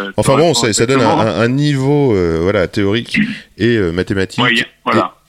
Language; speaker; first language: French; native; French